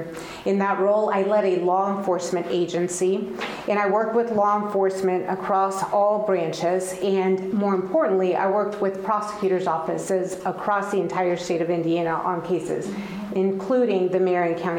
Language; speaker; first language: English; early bilingual, other home language; Spanish